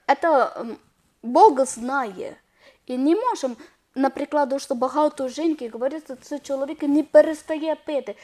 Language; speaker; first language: Ukrainian; non-native, learner; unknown